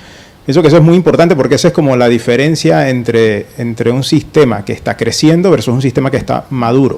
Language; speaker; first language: Spanish; native; Spanish